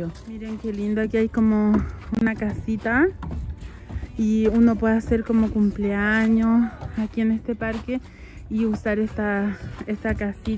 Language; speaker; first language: Spanish; native; Spanish